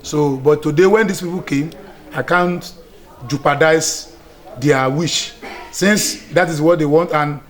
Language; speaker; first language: English; non-native, local second language; Yoruba